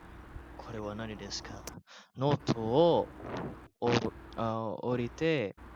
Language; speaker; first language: Japanese; non-native, learner; Malay